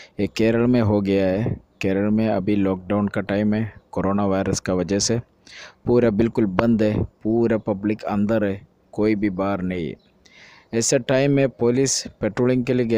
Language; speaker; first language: Hindi; non-native, local second language; Malayalam